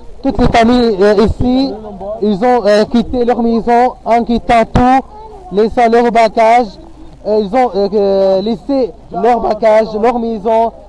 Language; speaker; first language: French; non-native, fluent; Arabic